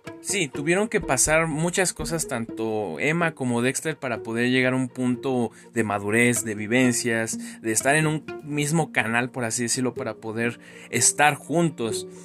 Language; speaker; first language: Spanish; native; Spanish